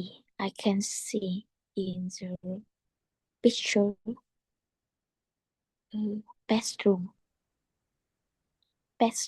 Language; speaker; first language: English; non-native, learner; Chinese